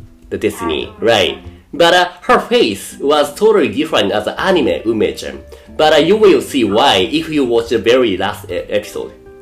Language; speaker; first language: English; non-native, fluent; Japanese